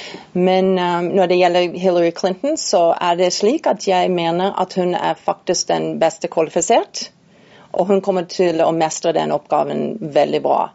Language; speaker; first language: Norwegian; non-native, fluent; English